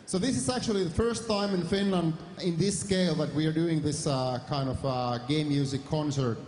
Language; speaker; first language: English; non-native, fluent; Finnish